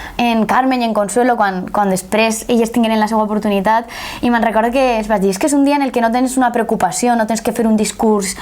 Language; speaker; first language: Catalan; native; Catalan